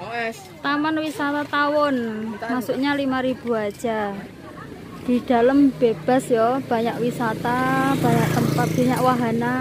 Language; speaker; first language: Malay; non-native, local second language; Javanese